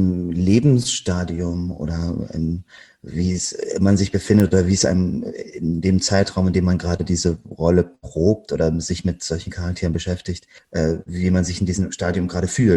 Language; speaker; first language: German; native; German